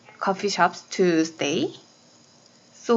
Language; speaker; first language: English; non-native, learner; Korean